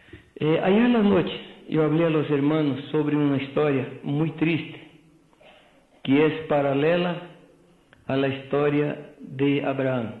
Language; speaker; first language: Spanish; non-native, fluent; Portuguese